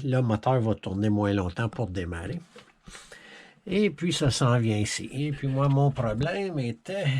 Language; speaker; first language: French; native; French